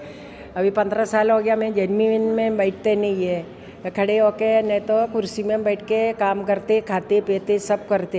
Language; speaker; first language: Hindi; non-native, local second language; Malayalam